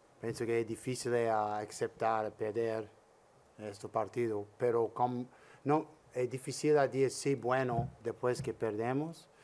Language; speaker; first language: Spanish; non-native, learner; English